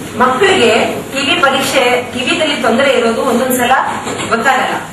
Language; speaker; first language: Kannada; non-native, local second language; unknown